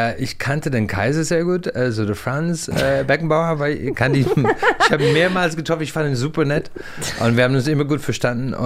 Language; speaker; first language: German; non-native, fluent; English